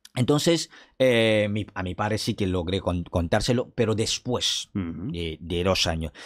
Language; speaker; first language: Spanish; non-native, fluent; French